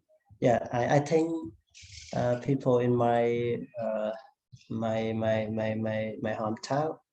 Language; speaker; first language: English; non-native, learner; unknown